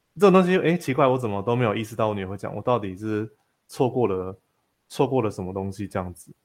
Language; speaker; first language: Chinese; native; Chinese